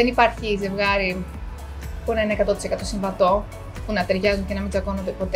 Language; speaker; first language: Greek; native; Greek